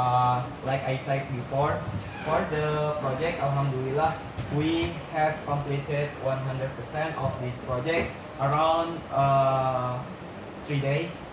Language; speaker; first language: English; non-native, learner; Indonesian